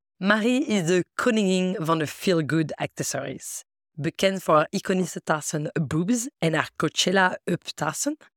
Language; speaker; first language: Dutch; non-native, fluent; French